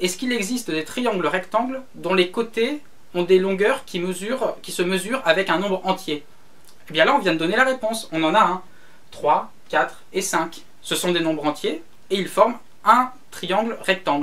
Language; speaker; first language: French; native; French